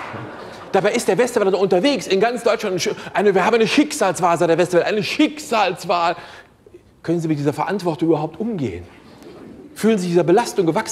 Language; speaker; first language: German; native; German